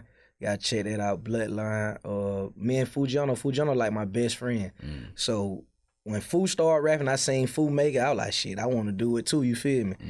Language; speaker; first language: English; native; English